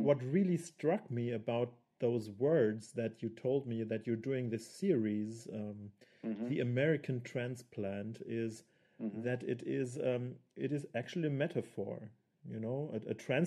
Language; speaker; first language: English; non-native, fluent; German